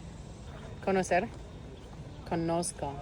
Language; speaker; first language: Spanish; non-native, learner; English